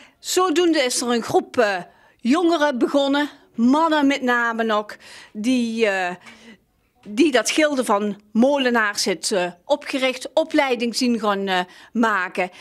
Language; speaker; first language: Dutch; native; Dutch